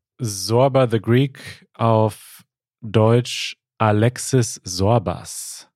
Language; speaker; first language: German; native; German